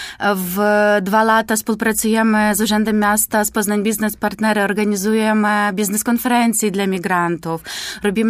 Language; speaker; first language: Polish; non-native, learner; Ukrainian